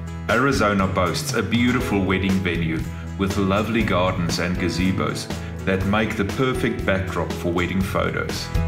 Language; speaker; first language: English; non-native, local second language; Afrikaans